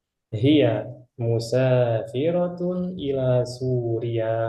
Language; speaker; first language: Arabic; non-native, fluent; Indonesian